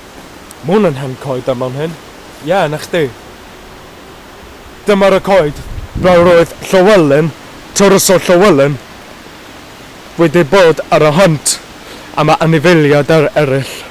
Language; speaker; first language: Welsh; non-native, learner; English